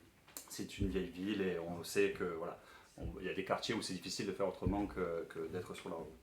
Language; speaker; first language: French; native; French